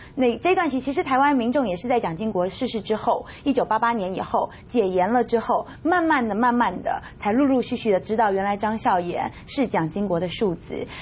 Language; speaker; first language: Chinese; native; Chinese